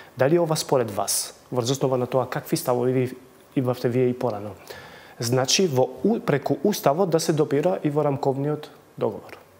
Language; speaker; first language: Macedonian; non-native, local second language; Albanian